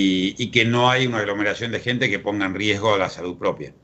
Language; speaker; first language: Spanish; native; Spanish